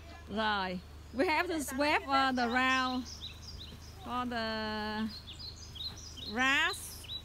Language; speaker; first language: English; non-native, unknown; Vietnamese